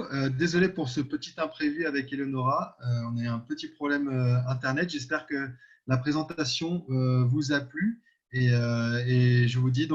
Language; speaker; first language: French; native; French